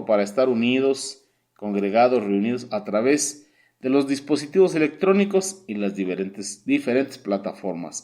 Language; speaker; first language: Spanish; native; Spanish